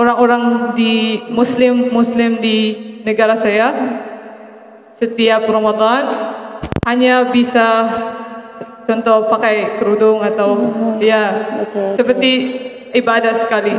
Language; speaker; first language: Indonesian; non-native, fluent; Maranao